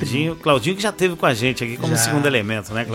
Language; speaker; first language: Portuguese; native; Portuguese